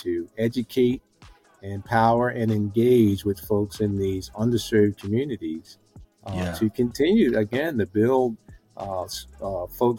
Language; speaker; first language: English; native; English